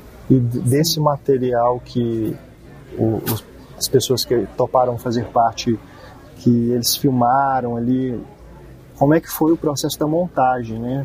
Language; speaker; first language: Portuguese; native; Portuguese